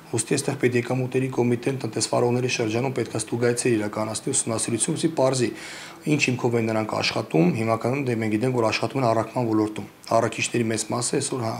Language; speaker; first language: Armenian; native; Armenian